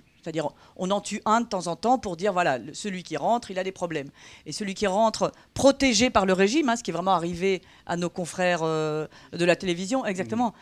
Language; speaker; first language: French; native; French